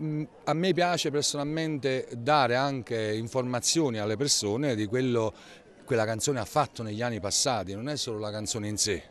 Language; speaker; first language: Italian; native; Italian